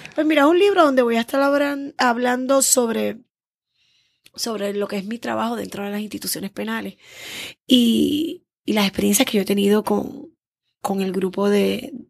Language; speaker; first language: Spanish; native; Spanish